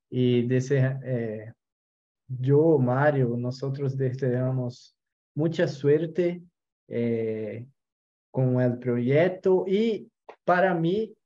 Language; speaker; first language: Spanish; non-native, local second language; Portuguese